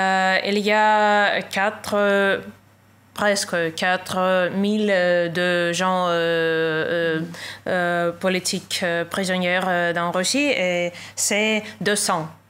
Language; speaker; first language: French; non-native, learner; Russian